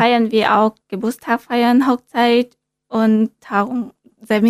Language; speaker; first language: German; non-native, learner; Vietnamese